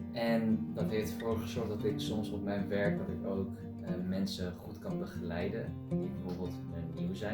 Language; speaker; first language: Dutch; early bilingual, other home language; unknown